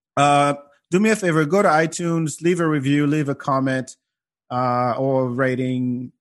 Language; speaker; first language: English; non-native, fluent; Wolof